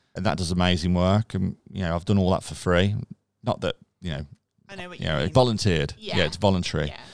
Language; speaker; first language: English; native; English